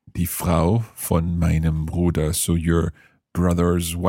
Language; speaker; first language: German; non-native, learner; English